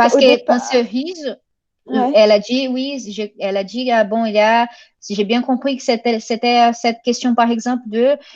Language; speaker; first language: French; non-native, fluent; Portuguese